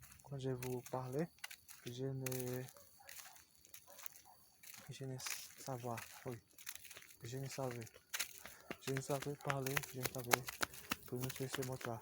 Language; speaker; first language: French; non-native, learner; Portuguese